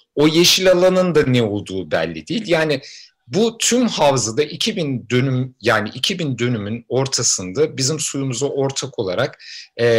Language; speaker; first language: Turkish; native; Turkish